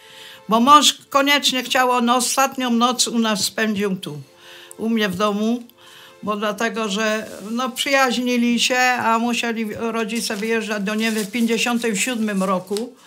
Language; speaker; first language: Polish; early bilingual, heritage; Polish